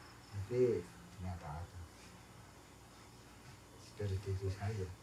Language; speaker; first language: Indonesian; non-native, local second language; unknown